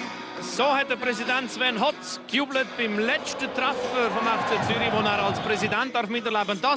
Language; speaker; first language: German; native; German